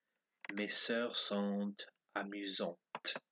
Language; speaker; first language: French; non-native, learner; English